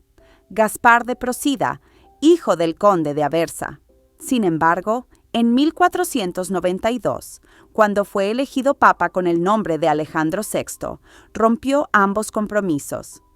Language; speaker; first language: Spanish; native; Spanish